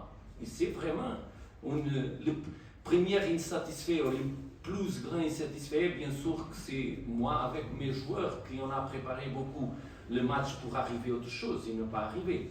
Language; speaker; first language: French; non-native, learner; Portuguese